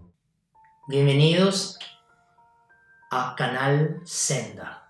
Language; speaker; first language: Spanish; non-native, fluent; Chinese